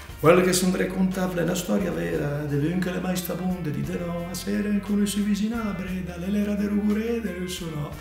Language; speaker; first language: Italian; native; Italian